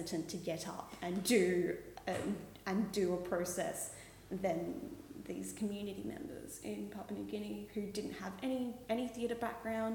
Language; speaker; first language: English; native; English